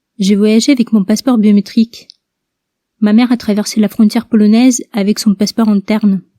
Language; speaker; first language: French; non-native, fluent; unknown